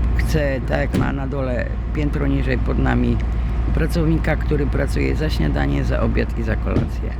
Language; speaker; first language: Polish; native; Polish